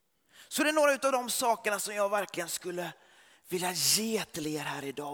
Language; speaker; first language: Swedish; early bilingual, heritage; Swedish